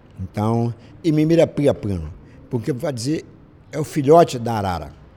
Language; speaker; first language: Portuguese; non-native, local second language; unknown